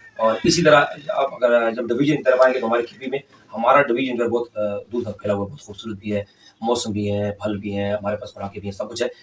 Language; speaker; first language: Urdu; non-native, local second language; Northern Hindko